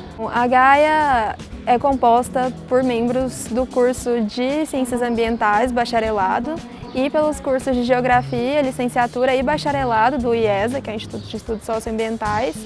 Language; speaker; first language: Portuguese; native; Portuguese